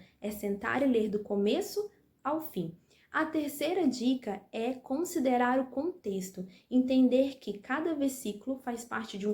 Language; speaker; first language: Portuguese; native; Portuguese